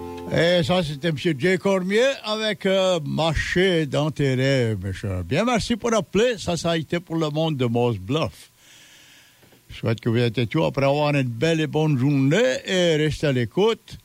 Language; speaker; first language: French; native; French